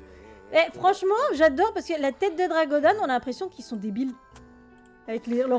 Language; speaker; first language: French; native; French